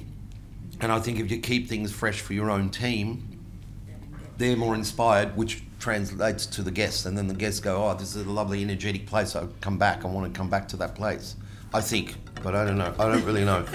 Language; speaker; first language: English; non-native, local second language; Italian